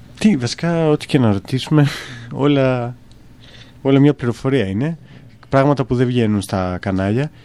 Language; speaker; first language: Greek; native; Greek